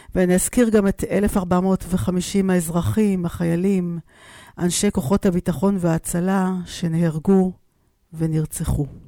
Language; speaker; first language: Hebrew; native; Hebrew